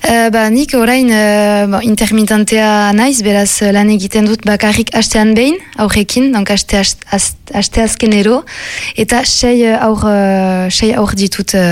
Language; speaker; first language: Basque; non-native, local second language; French